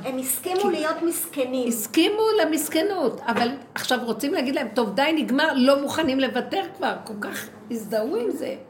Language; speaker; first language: Hebrew; native; Hebrew